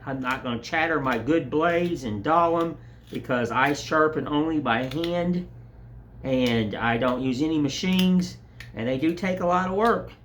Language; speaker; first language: English; native; English